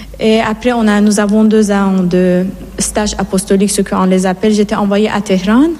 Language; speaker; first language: French; non-native, fluent; Persian